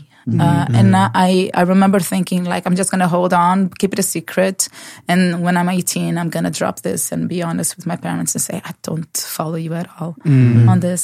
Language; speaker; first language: English; non-native, fluent; Portuguese